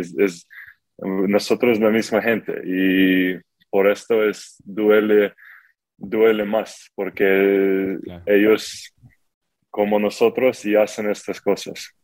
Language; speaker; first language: Spanish; non-native, learner; Ukrainian